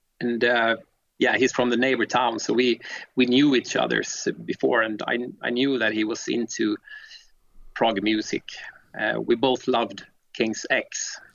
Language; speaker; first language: English; non-native, fluent; Swedish